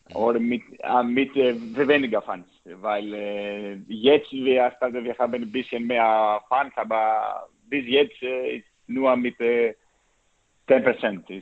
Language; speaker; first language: German; non-native, learner; Greek